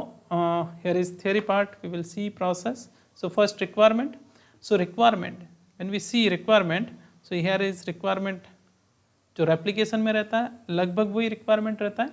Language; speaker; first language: English; non-native, local second language; Hindi